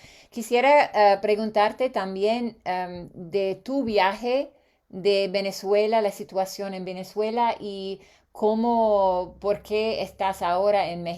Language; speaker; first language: Spanish; non-native, learner; English